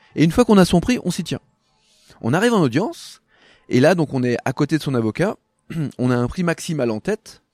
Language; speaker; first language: French; native; French